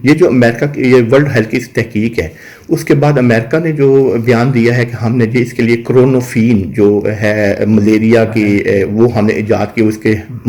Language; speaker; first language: Urdu; native; Urdu